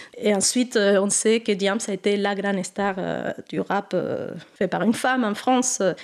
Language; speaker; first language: French; non-native, fluent; Spanish